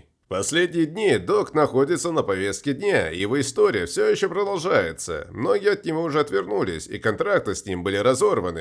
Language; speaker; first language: Russian; native; Russian